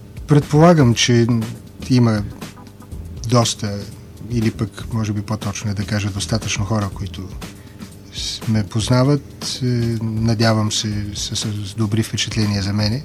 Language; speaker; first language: Bulgarian; native; Bulgarian